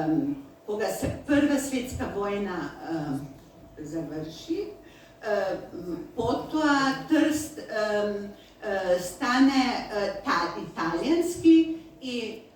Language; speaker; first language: Macedonian; non-native, learner; Slovenian